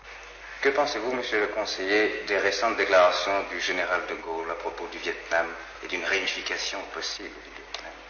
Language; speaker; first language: French; native; French